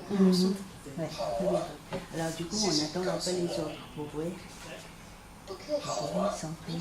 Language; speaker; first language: French; non-native, fluent; Chinese